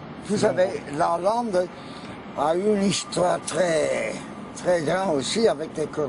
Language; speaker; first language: French; non-native, fluent; Dutch